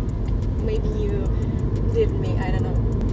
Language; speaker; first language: English; non-native, learner; Russian